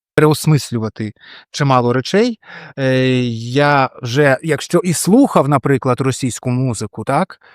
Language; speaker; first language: Ukrainian; non-native, local second language; Russian